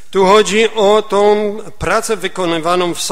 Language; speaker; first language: Polish; native; Polish